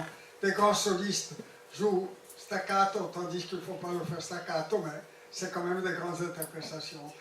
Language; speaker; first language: French; non-native, fluent; Italian